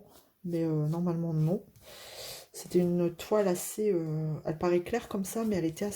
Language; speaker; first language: French; native; French